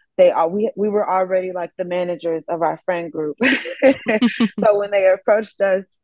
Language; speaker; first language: English; native; English